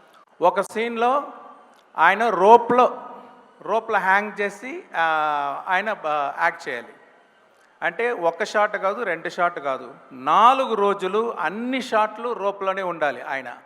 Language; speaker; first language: Telugu; non-native, local second language; Tamil